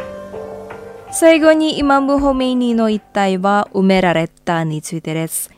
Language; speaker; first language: Japanese; non-native, fluent; Indonesian